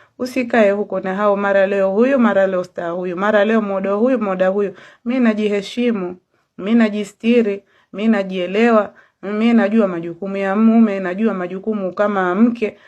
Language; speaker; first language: Swahili; native; Swahili